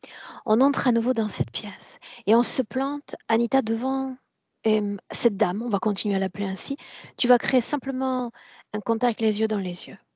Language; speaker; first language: French; native; French